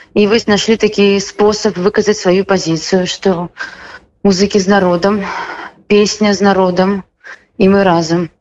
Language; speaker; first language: Belarusian; non-native, local second language; Russian